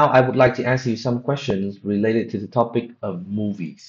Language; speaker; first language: English; non-native, fluent; Vietnamese